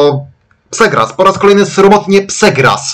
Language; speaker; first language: Polish; native; Polish